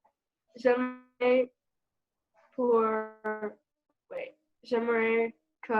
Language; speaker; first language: French; non-native, learner; English